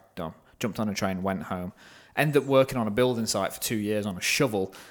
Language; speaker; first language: English; native; English